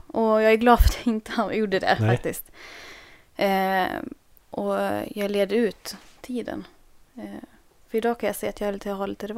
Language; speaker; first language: Swedish; native; Swedish